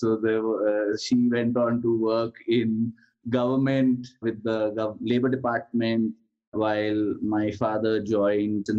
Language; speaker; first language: English; non-native, local second language; Gujarati